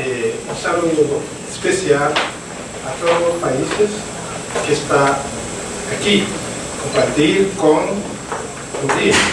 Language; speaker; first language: Spanish; non-native, learner; French